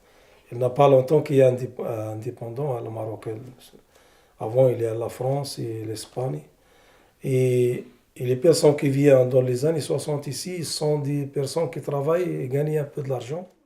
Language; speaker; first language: French; non-native, learner; Arabic